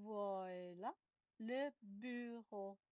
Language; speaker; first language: French; non-native, learner; Chinese